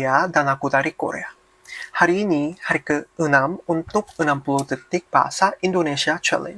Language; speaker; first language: Indonesian; non-native, fluent; Korean